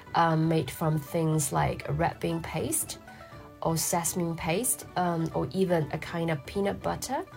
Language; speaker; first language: English; non-native, fluent; Chinese